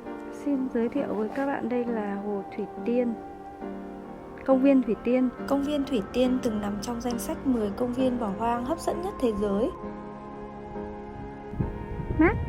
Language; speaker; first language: Vietnamese; native; Vietnamese